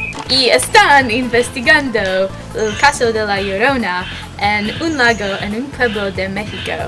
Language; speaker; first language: Spanish; non-native, learner; English